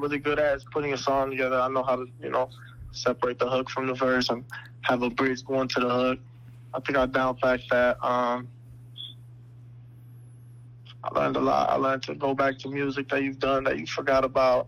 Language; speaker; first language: English; native; English